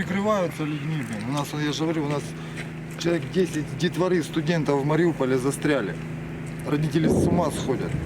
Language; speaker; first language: Russian; native; Russian